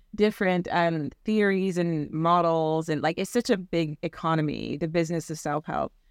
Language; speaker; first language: English; native; English